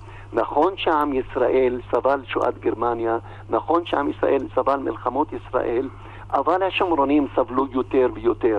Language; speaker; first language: Hebrew; non-native, local second language; Arabic